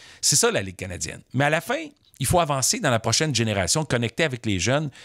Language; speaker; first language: French; native; French